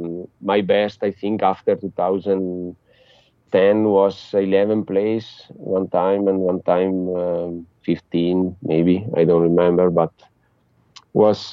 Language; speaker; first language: English; non-native, fluent; Italian